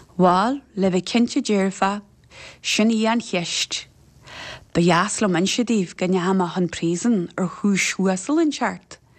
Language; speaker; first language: Irish; native; Irish